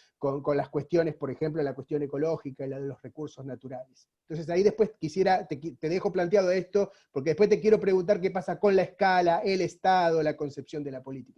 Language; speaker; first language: Spanish; native; Spanish